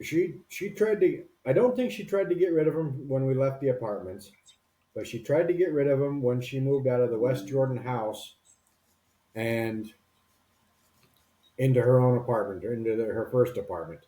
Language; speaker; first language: English; native; English